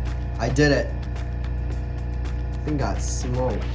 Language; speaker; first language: English; native; English